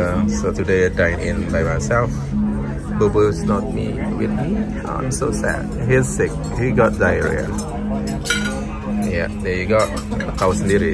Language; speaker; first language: English; non-native, learner; Indonesian